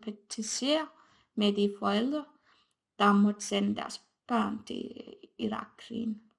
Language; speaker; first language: Danish; non-native, fluent; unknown